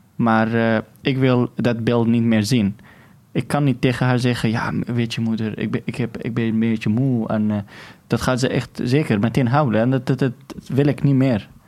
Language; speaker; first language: Dutch; non-native, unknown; Arabic